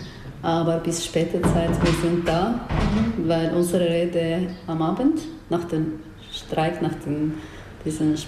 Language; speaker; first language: German; non-native, fluent; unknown